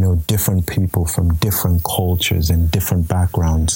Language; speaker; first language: English; non-native, local second language; Yoruba